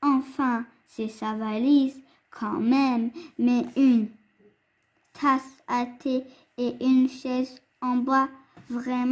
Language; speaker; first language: French; non-native, fluent; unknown